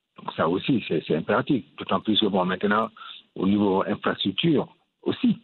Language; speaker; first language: French; non-native, local second language; Wolof